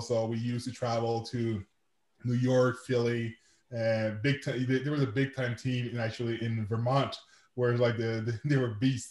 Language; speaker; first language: English; non-native, fluent; French